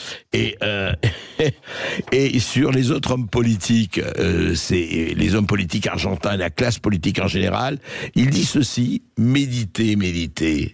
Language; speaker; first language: French; native; French